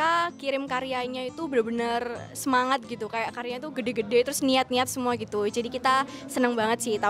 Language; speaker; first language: Indonesian; native; Indonesian